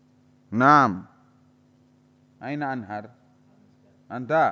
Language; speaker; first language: Arabic; non-native, fluent; Indonesian